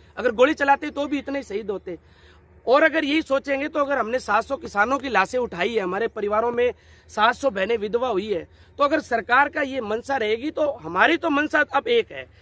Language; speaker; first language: Hindi; native; Hindi